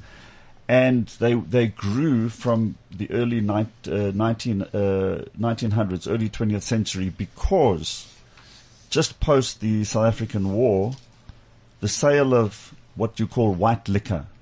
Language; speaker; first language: English; native; English